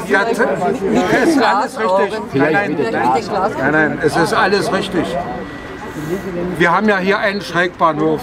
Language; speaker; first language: German; native; German